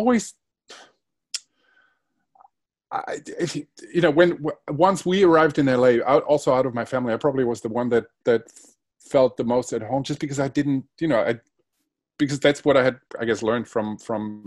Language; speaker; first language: English; non-native, fluent; Spanish